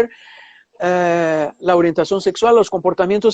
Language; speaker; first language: Spanish; non-native, fluent; Portuguese